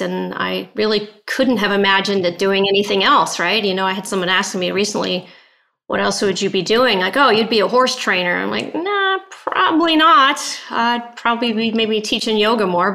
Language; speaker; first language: English; native; English